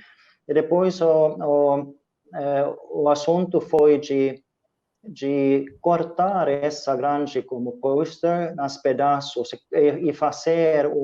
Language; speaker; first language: Portuguese; non-native, fluent; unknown